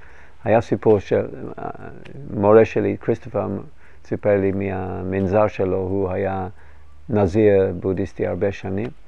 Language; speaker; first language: Hebrew; non-native, fluent; English